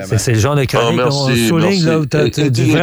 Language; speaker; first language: French; native; French